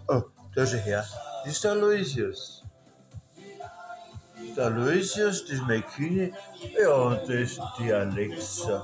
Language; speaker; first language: German; native; German